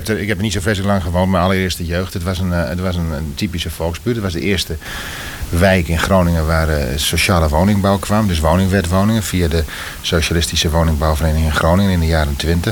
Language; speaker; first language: Dutch; native; Dutch